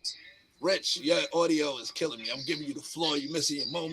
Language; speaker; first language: English; native; English